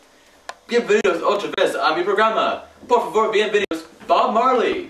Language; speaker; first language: Spanish; non-native, learner; English